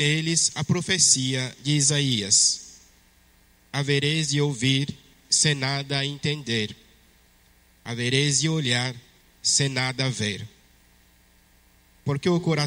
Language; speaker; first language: Portuguese; non-native, fluent; French